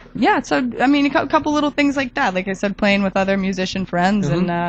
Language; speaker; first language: English; native; English